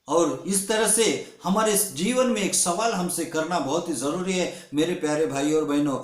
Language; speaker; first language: Hindi; non-native, local second language; Kannada